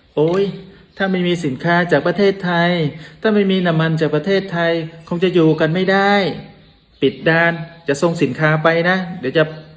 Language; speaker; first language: Thai; native; Thai